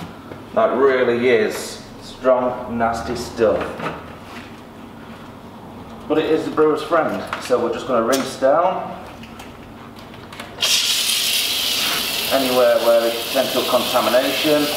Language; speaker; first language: English; native; English